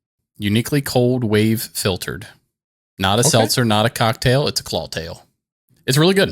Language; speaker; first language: English; native; English